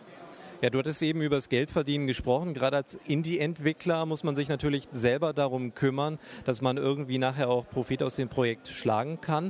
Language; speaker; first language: German; native; German